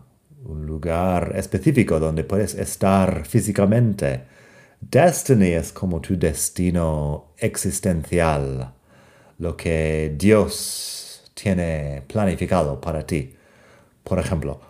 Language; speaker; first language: Spanish; non-native, fluent; English